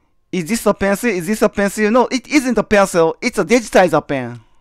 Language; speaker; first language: English; non-native, learner; Japanese